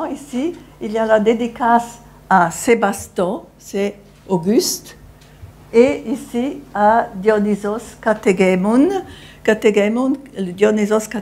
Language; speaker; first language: French; non-native, fluent; Italian